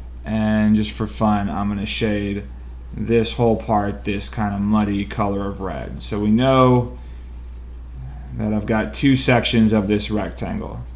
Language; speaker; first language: English; native; English